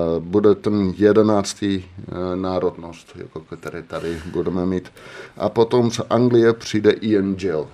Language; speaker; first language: Czech; non-native, fluent; Dutch